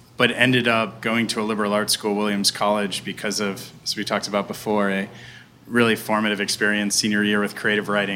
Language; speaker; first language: English; native; English